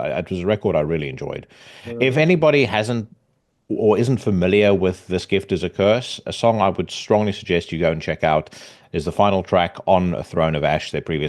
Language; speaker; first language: English; native; English